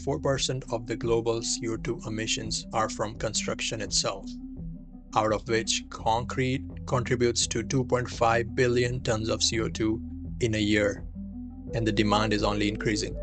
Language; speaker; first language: English; non-native, fluent; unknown